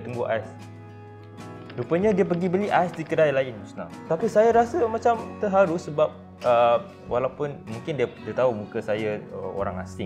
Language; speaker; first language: Malay; native; Malay